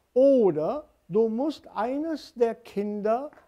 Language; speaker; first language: German; non-native, fluent; Hindi